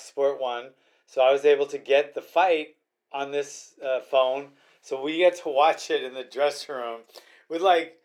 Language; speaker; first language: English; native; English